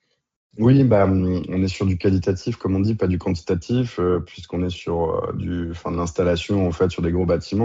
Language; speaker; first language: French; native; French